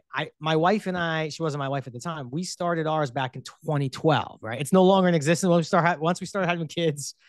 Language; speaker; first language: English; native; English